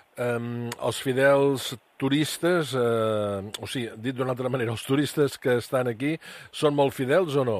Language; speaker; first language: Catalan; native; Catalan